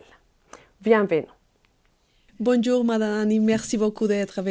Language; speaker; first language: French; non-native, fluent; Spanish